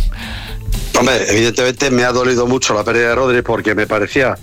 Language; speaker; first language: Spanish; native; Spanish